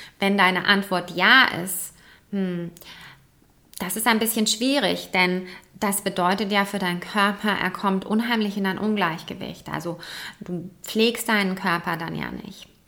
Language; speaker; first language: German; native; German